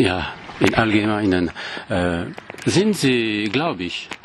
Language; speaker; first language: German; non-native, learner; French